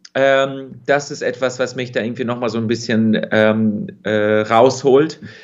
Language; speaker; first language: German; early bilingual, other home language; Russian